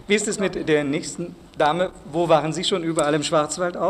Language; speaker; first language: German; native; German